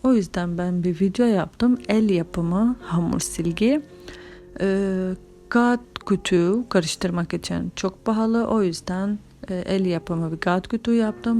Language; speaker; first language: Turkish; non-native, fluent; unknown